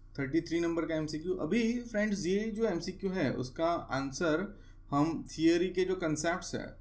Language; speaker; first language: Hindi; non-native, local second language; Gujarati